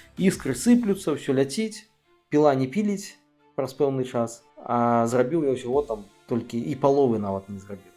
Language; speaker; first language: Belarusian; native; Belarusian